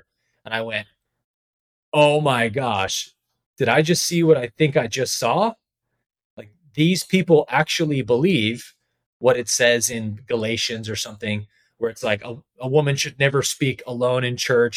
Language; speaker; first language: English; native; English